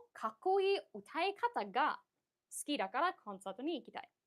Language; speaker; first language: Japanese; non-native, learner; English